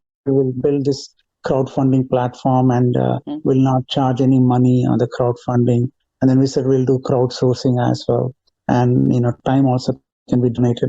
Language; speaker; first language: English; non-native, local second language; Telugu